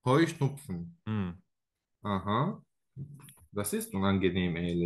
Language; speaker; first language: German; non-native, learner; Arabic